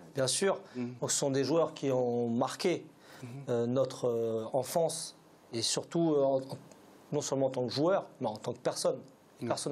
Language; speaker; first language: French; native; French